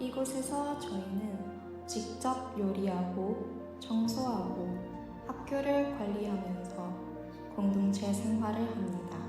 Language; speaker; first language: Korean; non-native, fluent; Khmer